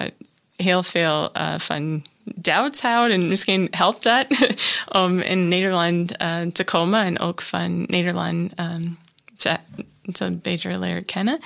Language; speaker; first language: Dutch; non-native, learner; English